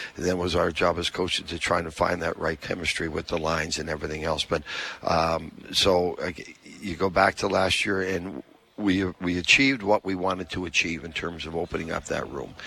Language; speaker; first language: English; native; English